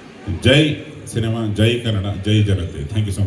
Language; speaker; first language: Kannada; native; Kannada